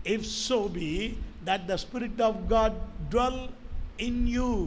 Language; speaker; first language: English; non-native, local second language; Tamil